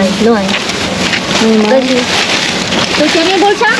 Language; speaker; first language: Spanish; non-native, learner; Filipino